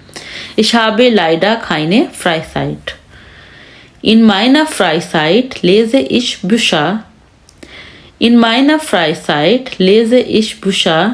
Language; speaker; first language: German; non-native, fluent; Urdu